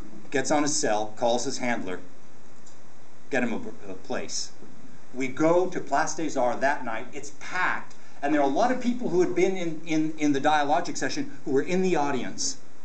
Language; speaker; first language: English; native; English